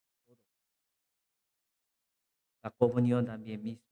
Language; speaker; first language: Spanish; non-native, learner; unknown